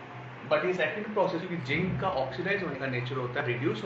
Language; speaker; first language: Hindi; native; Hindi